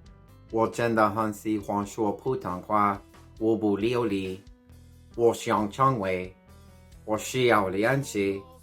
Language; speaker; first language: Chinese; non-native, learner; English